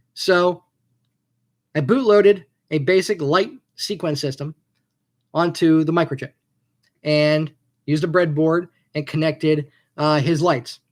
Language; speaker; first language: English; native; English